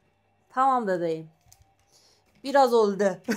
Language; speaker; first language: Turkish; non-native, learner; Persian